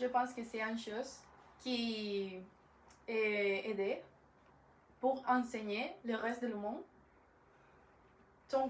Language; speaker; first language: French; non-native, learner; Spanish